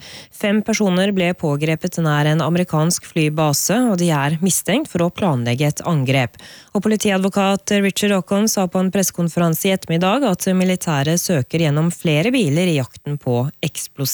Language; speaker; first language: Norwegian; native; Norwegian